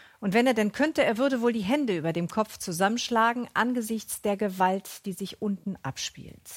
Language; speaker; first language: German; native; German